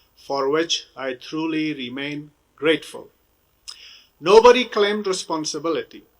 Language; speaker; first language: English; non-native, fluent; Persian